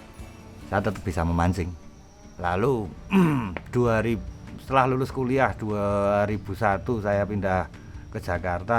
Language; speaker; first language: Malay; non-native, local second language; Javanese